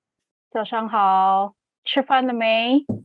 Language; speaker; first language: Chinese; non-native, fluent; Indonesian